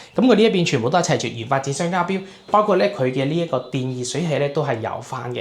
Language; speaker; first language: Cantonese; native; Cantonese